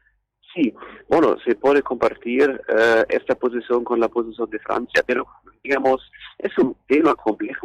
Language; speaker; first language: Spanish; non-native, fluent; German